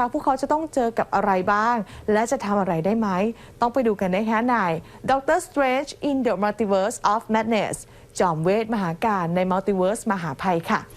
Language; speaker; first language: Thai; native; Thai